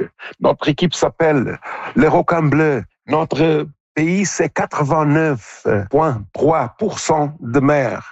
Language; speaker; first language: French; non-native, fluent; Portuguese